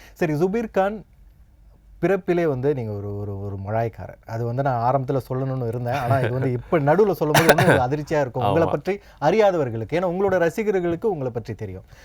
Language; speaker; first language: Tamil; native; Tamil